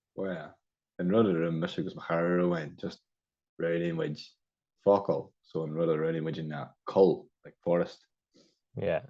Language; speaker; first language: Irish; non-native, local second language; English